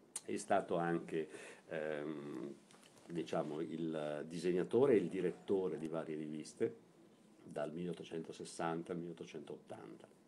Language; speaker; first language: Italian; native; Italian